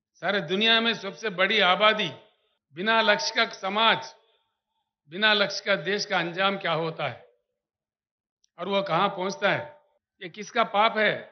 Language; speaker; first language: Hindi; non-native, local second language; Telugu